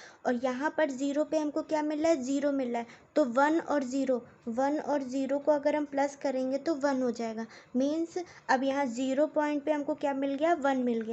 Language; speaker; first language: Hindi; native; Hindi